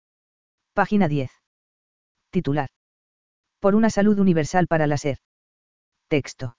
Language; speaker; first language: Spanish; native; Spanish